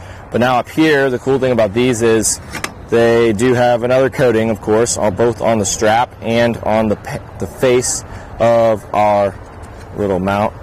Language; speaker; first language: English; native; English